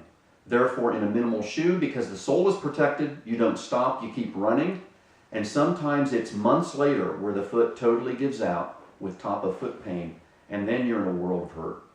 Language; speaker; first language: English; native; English